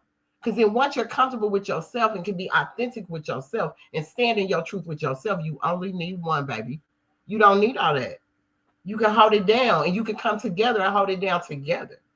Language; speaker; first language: English; native; English